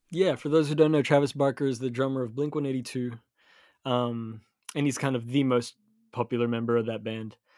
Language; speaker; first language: English; early bilingual, other home language; Filipino